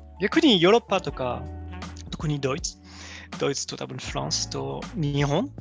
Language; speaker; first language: Japanese; non-native, fluent; French